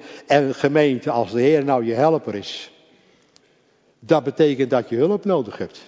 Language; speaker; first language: Dutch; native; Dutch